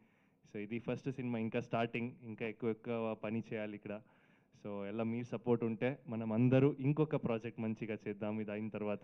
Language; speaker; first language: Telugu; non-native, fluent; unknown